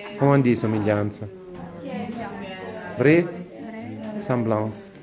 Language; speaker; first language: French; non-native, fluent; Italian